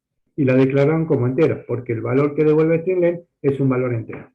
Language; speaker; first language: Spanish; native; Spanish